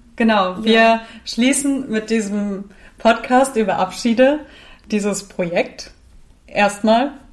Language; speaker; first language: German; early bilingual, other home language; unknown